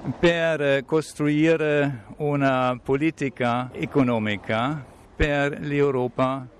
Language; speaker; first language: Italian; non-native, fluent; German